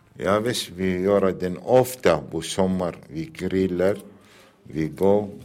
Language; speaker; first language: Swedish; non-native, learner; Arabic